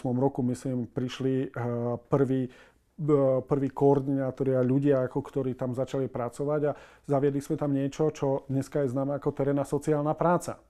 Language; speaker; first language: Slovak; non-native, local second language; Rusyn